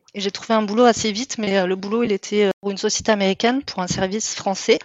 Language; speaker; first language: French; native; French